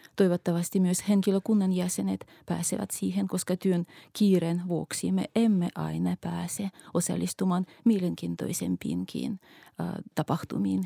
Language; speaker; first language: Finnish; non-native, fluent; Russian